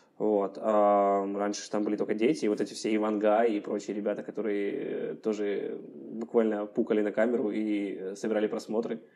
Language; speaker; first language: Russian; native; Russian